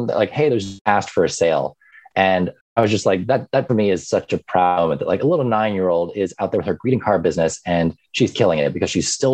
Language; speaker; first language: English; native; English